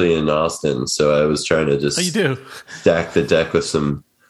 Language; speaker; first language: English; native; English